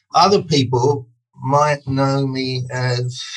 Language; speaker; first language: English; native; English